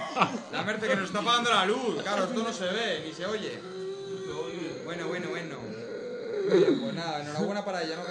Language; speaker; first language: Spanish; native; Spanish